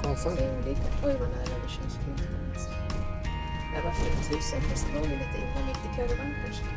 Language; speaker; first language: Swedish; native; Swedish